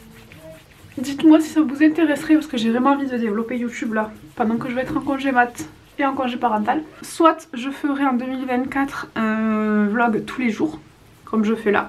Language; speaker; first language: French; native; French